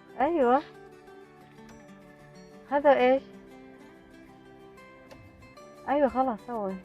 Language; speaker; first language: Arabic; non-native, learner; Indonesian